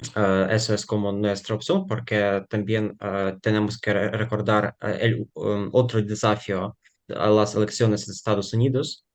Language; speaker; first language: Spanish; non-native, fluent; Ukrainian